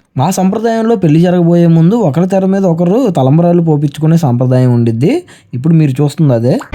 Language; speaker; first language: Telugu; non-native, local second language; Urdu